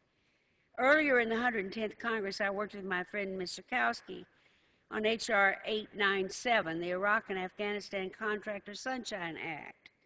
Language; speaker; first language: English; native; English